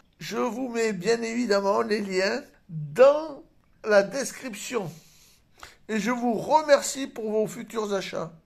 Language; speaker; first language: French; native; French